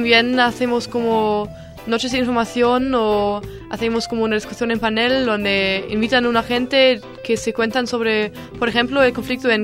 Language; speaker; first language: Spanish; non-native, learner; German